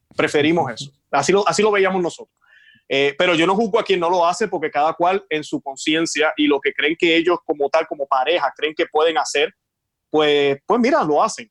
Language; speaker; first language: Spanish; native; Spanish